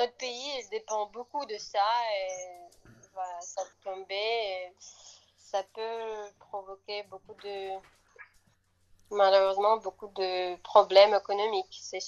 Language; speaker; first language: French; non-native, fluent; Russian